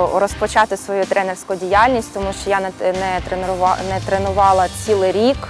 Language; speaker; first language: Ukrainian; native; Ukrainian